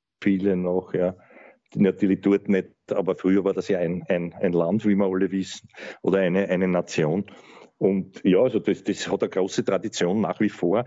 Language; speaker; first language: German; native; German